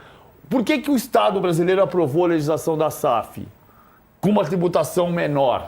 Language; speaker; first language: Portuguese; native; Portuguese